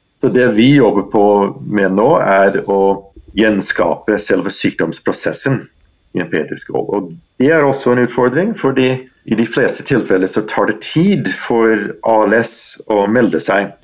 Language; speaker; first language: Norwegian; non-native, fluent; English